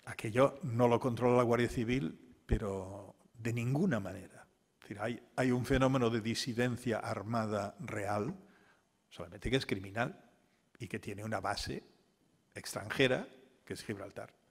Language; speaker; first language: Spanish; non-native, local second language; Catalan